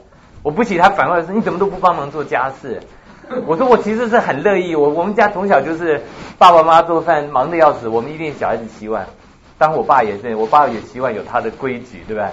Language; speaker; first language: Chinese; native; Chinese